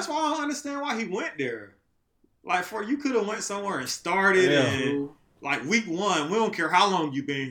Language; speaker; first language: English; native; English